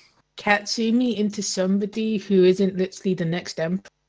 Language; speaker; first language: English; native; English